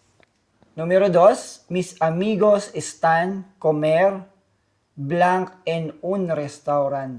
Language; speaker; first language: Spanish; non-native, learner; Filipino